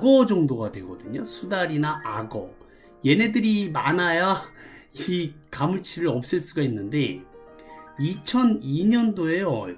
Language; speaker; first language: Korean; native; Korean